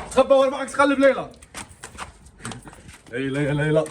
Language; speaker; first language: Arabic; native; Arabic